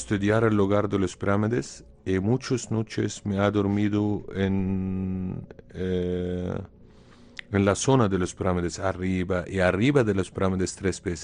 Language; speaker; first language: Spanish; non-native, fluent; Arabic